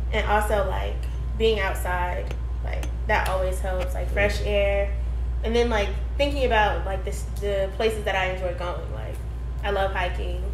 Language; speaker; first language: English; native; English